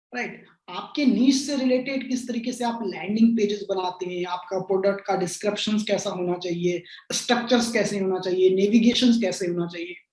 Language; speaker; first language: Hindi; non-native, local second language; Bangla